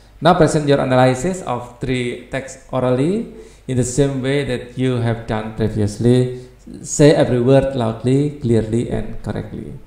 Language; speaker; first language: English; non-native, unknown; Indonesian